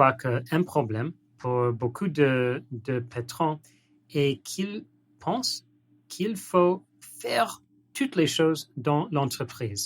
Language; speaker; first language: French; non-native, learner; English